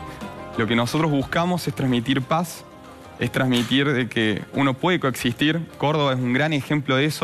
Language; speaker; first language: Spanish; native; Spanish